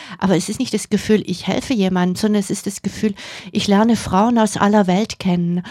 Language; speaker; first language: German; native; German